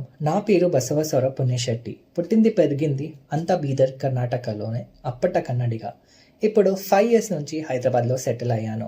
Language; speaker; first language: Telugu; non-native, local second language; Kannada